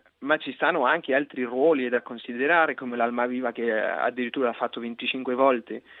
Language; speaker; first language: Italian; non-native, fluent; Spanish